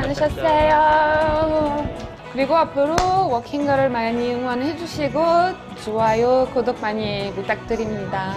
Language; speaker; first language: Korean; non-native, fluent; French